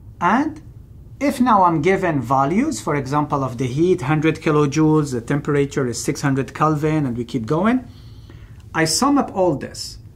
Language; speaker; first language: English; non-native, fluent; Arabic